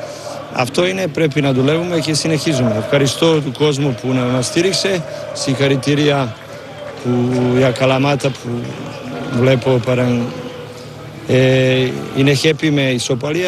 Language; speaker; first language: Greek; non-native, learner; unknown